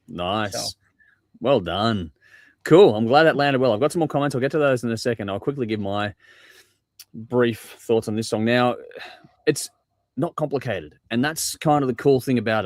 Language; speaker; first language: English; native; English